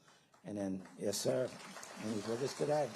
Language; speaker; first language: English; native; English